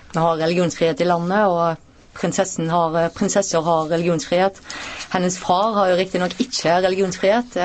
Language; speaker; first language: Norwegian; native; Norwegian